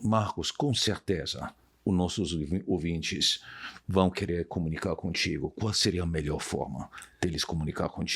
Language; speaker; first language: Portuguese; non-native, fluent; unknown